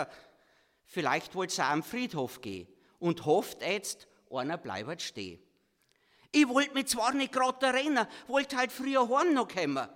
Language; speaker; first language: German; native; German